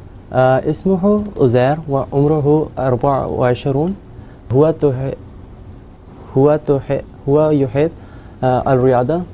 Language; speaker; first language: Arabic; non-native, learner; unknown